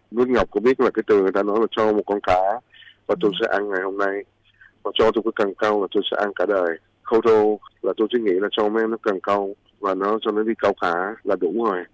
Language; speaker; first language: Vietnamese; early bilingual, heritage; Vietnamese